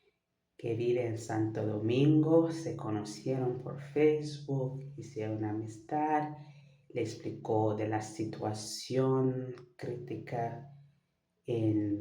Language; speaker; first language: Spanish; non-native, fluent; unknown